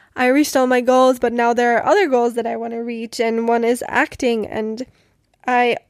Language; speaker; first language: English; non-native, fluent; Czech